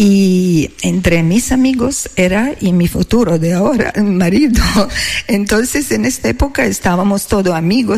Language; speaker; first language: Spanish; non-native, learner; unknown